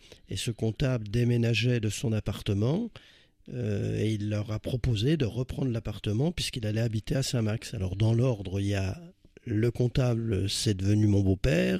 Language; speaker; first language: French; native; French